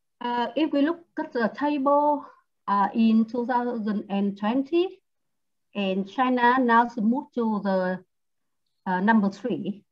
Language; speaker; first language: English; non-native, learner; Vietnamese